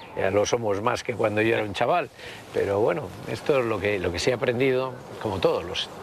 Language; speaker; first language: Spanish; native; Spanish